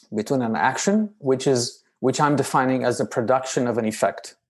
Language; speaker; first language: English; non-native, fluent; Romanian